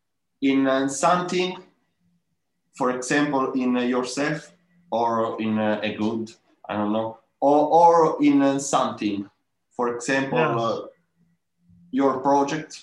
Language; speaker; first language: English; non-native, learner; Italian